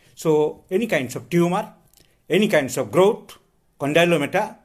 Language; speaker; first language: English; non-native, local second language; Bangla